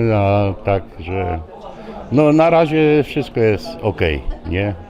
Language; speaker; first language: Polish; native; Polish